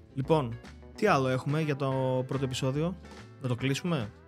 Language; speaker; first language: Greek; native; Greek